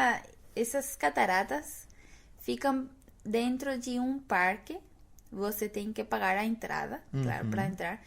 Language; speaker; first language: Portuguese; non-native, fluent; Spanish